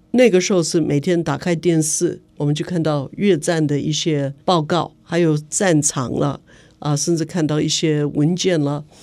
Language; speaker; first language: Chinese; non-native, fluent; English